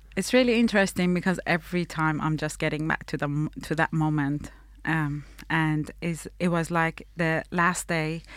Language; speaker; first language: English; non-native, fluent; Persian